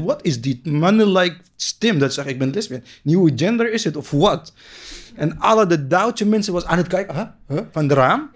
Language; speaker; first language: Dutch; non-native, learner; Arabic